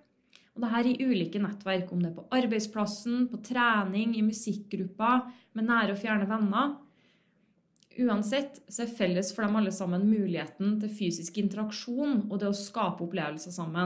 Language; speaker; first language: Norwegian; native; Norwegian